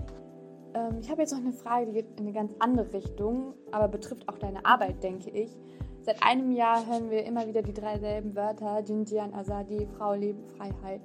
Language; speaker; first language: German; early bilingual, other home language; Turkish